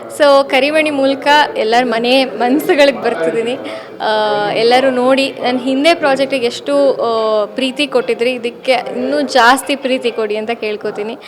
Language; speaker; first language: Kannada; native; Kannada